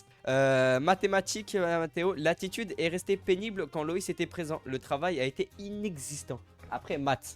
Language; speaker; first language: French; native; French